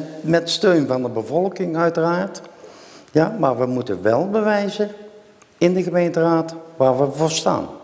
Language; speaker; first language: Dutch; native; Dutch